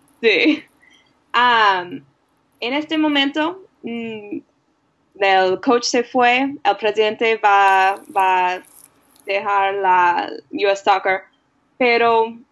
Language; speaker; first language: Spanish; non-native, learner; English